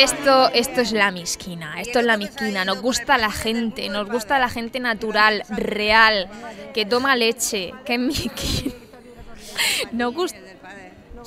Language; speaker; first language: Spanish; native; Spanish